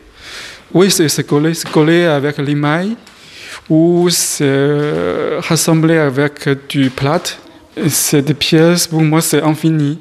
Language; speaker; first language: French; non-native, fluent; Chinese